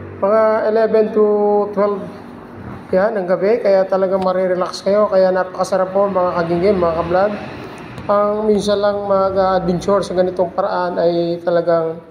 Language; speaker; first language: Filipino; native; Filipino